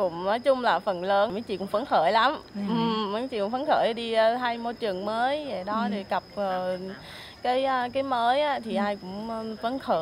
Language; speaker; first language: Vietnamese; non-native, fluent; Thai